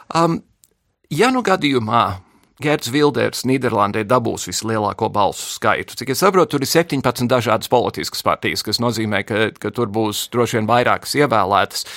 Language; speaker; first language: Latvian; early bilingual, heritage; Latvian